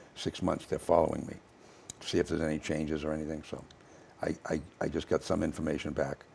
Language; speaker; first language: English; native; English